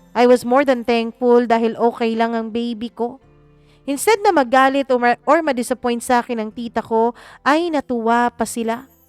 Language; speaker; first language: Filipino; non-native, local second language; Cebuano